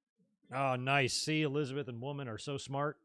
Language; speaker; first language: English; native; English